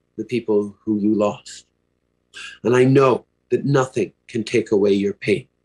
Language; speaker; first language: English; early bilingual, other home language; French